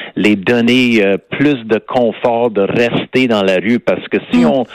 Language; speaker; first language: French; non-native, fluent; English